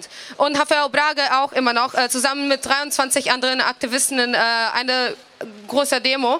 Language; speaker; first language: German; non-native, fluent; Portuguese